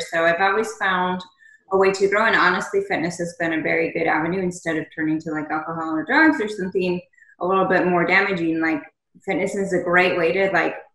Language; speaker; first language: English; native; English